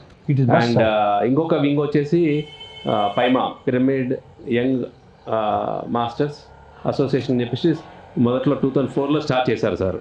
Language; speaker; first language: Telugu; native; Telugu